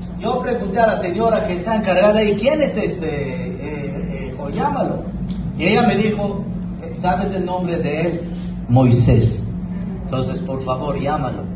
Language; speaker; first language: Spanish; non-native, fluent; Hebrew